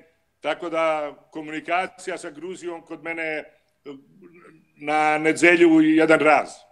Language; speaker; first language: Russian; non-native, learner; Croatian